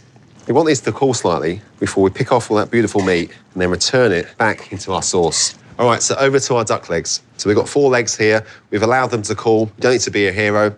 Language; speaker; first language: English; native; English